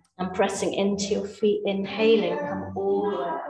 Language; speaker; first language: English; native; English